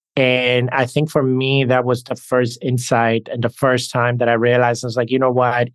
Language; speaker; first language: English; early bilingual, other home language; Spanish